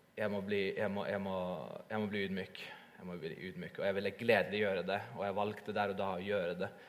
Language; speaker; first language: Norwegian; early bilingual, other home language; Estonian